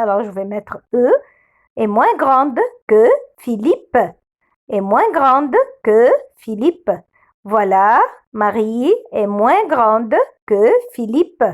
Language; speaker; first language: French; non-native, fluent; Arabic